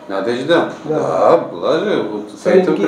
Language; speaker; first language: Russian; non-native, local second language; Uzbek